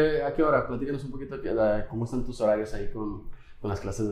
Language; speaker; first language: Spanish; native; Spanish